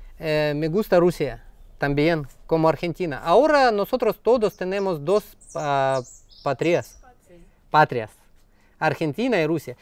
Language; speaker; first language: Spanish; non-native, learner; Russian